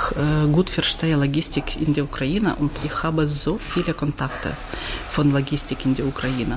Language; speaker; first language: German; non-native, learner; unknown